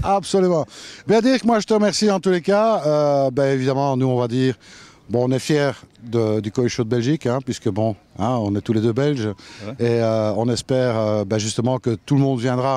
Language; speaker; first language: French; native; French